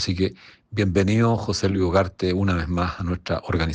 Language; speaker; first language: Spanish; native; Spanish